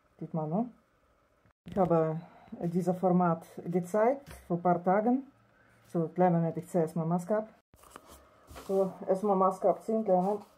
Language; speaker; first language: German; non-native, learner; Russian